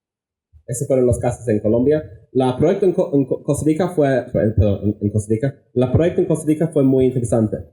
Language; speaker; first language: Spanish; non-native, fluent; English